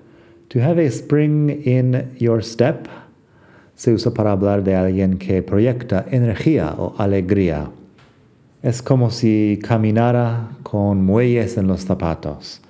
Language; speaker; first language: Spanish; non-native, fluent; English